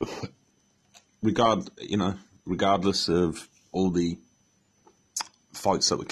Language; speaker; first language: English; native; English